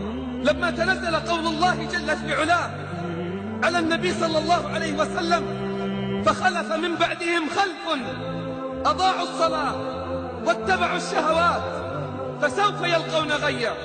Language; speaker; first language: Arabic; native; Arabic